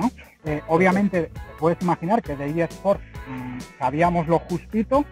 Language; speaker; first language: Spanish; native; Spanish